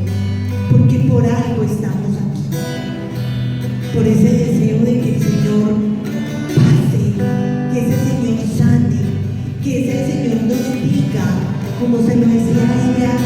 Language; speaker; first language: Spanish; native; Spanish